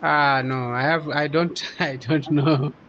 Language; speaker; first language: English; non-native, fluent; Nyanja